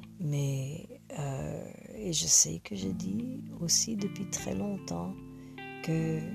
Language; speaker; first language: French; non-native, fluent; English